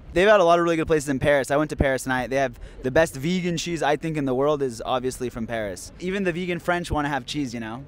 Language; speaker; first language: English; early bilingual, other home language; Spanish